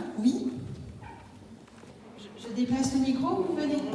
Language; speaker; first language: French; native; French